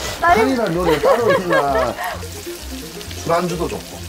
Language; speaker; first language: Korean; native; Korean